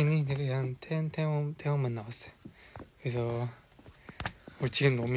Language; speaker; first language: Korean; non-native, fluent; Chinese